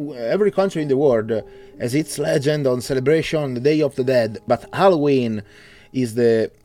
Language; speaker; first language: English; non-native, learner; Italian